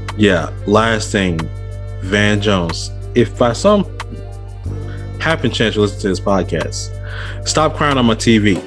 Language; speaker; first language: English; native; English